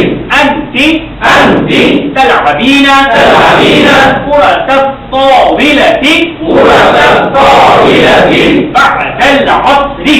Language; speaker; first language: Arabic; non-native, fluent; Bangla